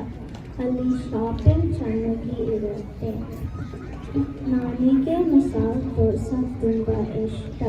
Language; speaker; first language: Kannada; early bilingual, heritage; Kannada